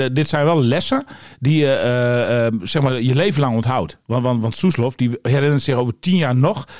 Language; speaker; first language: Dutch; native; Dutch